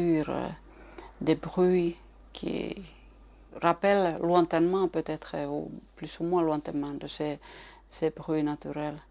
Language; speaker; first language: French; non-native, fluent; Finnish